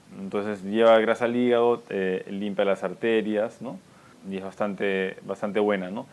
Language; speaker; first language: Spanish; native; Spanish